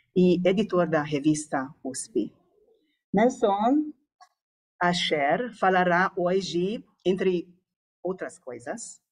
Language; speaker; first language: Portuguese; non-native, fluent; Hungarian